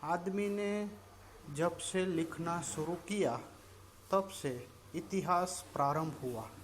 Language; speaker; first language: Hindi; non-native, local second language; Gujarati